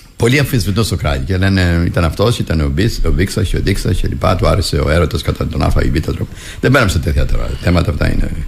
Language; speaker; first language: Greek; native; Greek